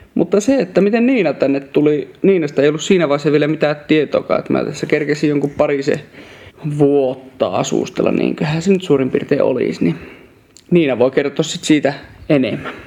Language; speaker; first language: Finnish; native; Finnish